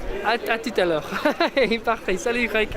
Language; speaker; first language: French; non-native, learner; English